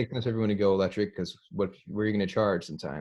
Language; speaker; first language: English; native; English